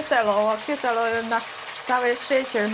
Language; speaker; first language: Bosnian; non-native, learner; Chinese